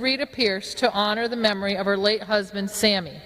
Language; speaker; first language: English; native; English